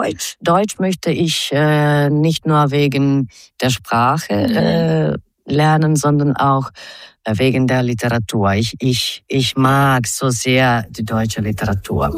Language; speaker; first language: German; non-native, fluent; Croatian